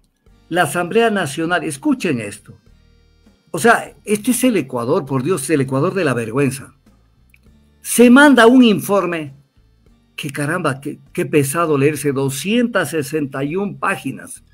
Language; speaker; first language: Spanish; native; Spanish